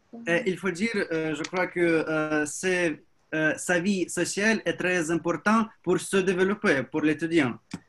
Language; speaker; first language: French; non-native, learner; Russian